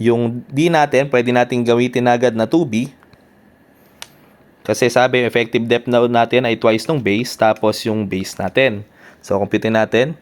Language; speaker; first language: Filipino; native; Filipino